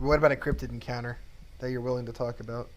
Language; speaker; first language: English; native; English